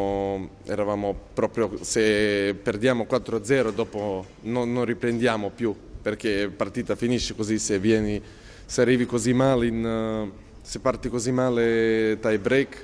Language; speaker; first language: Italian; non-native, fluent; Serbian